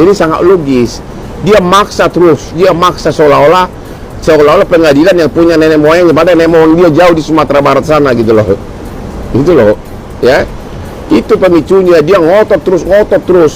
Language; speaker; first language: Indonesian; native; Indonesian